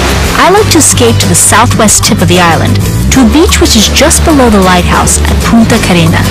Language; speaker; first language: English; early bilingual, other home language; Italian